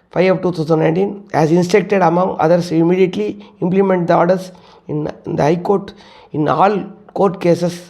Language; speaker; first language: English; non-native, local second language; Tamil